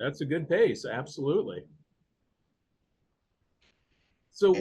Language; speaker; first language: English; native; English